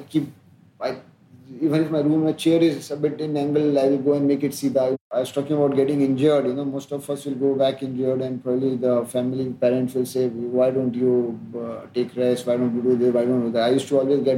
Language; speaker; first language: English; non-native, local second language; Hindi